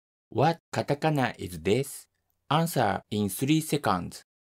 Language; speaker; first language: English; non-native, fluent; Japanese